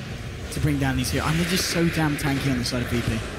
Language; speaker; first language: English; native; English